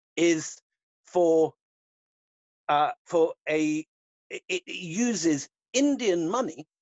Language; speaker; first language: English; native; English